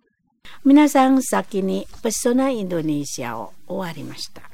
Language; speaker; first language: Japanese; non-native, fluent; Indonesian